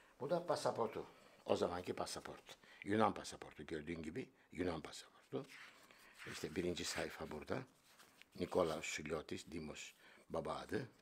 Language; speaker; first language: Turkish; non-native, local second language; Greek